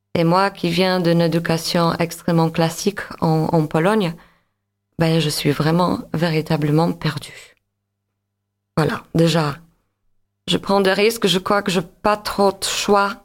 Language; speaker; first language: French; non-native, fluent; Polish